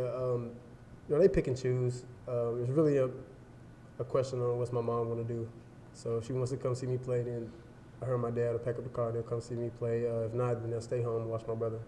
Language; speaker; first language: English; native; English